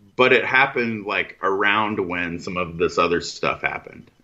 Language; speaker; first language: English; native; English